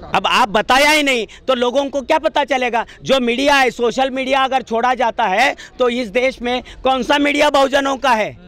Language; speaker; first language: Hindi; non-native, local second language; Marathi